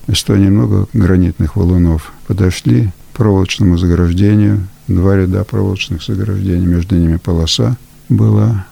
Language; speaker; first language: Russian; early bilingual, heritage; Russian